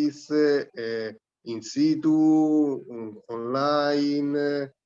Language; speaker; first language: English; non-native, learner; Italian